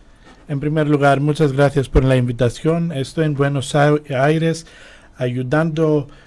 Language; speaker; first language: Spanish; non-native, fluent; Greek